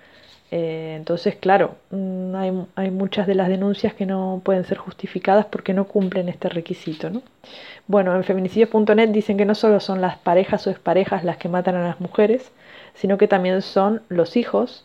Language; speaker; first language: Spanish; native; Spanish